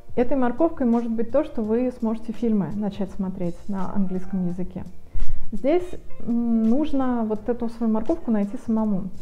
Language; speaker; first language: Russian; native; Russian